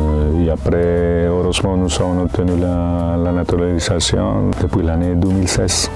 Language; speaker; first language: French; non-native, fluent; Spanish